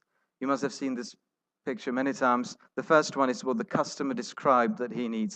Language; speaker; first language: English; non-native, fluent; Czech